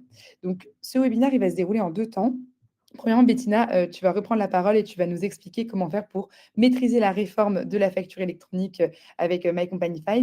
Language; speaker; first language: French; native; French